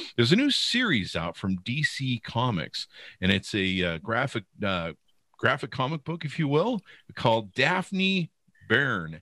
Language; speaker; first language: English; native; English